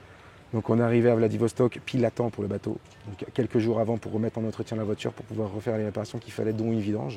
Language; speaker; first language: French; native; French